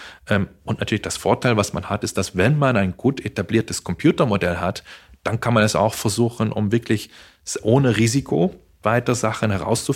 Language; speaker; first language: German; non-native, fluent; Dutch